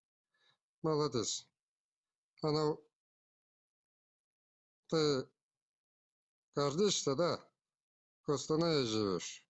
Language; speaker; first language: Russian; non-native, local second language; Kazakh